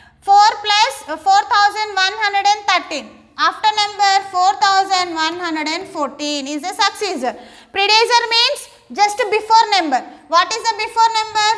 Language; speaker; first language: English; non-native, local second language; Telugu